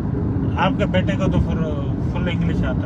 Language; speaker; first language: Hindi; non-native, local second language; Sindhi